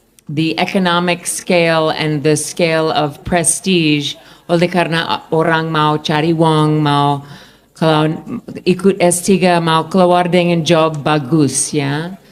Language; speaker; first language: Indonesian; non-native, fluent; English